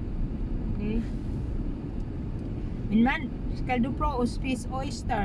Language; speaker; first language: Danish; non-native, learner; Filipino